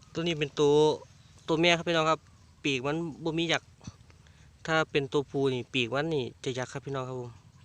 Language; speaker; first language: Thai; native; Thai